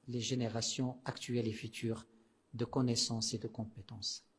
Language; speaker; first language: French; non-native, local second language; Arabic